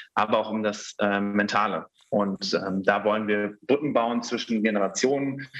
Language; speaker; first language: German; native; German